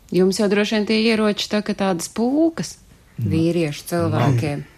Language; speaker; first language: Latvian; native; Latvian